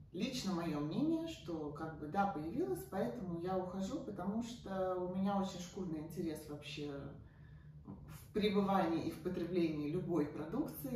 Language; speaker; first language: Russian; native; Russian